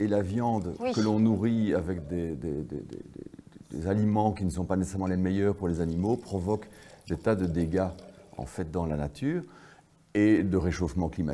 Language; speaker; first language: French; native; French